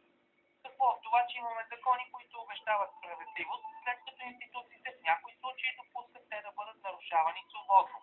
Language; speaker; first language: Bulgarian; native; Bulgarian